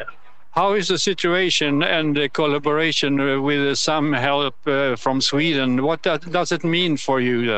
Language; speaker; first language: English; non-native, learner; Swedish